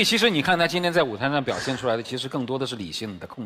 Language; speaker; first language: Chinese; native; Chinese